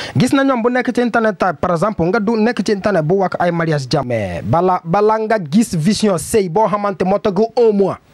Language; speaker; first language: Wolof; non-native, learner; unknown